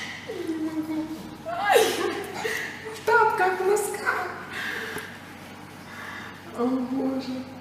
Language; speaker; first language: Russian; native; Russian